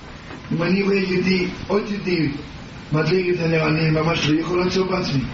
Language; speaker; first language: Hebrew; non-native, learner; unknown